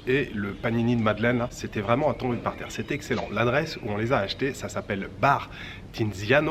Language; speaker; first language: French; native; French